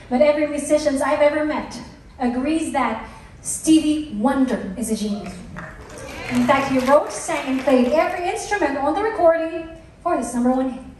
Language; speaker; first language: English; non-native, local second language; Filipino